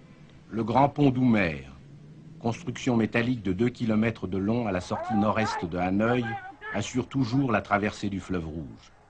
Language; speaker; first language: French; native; French